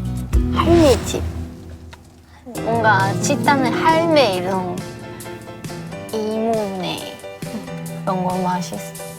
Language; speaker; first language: Korean; non-native, fluent; Chinese